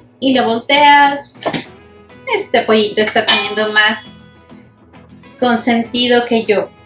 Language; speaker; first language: Spanish; native; Spanish